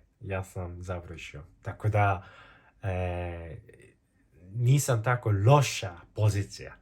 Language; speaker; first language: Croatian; non-native, fluent; Korean